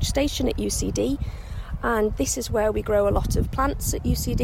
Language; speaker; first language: English; native; English